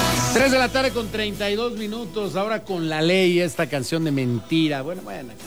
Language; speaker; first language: Spanish; native; Spanish